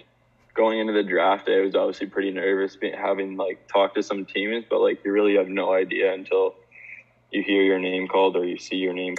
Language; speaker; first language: English; native; English